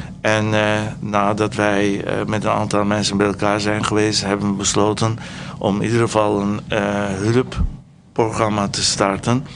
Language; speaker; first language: Dutch; non-native, fluent; Turkish